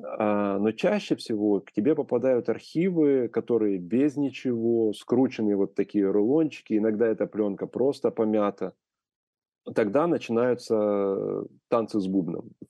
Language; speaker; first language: Russian; native; Russian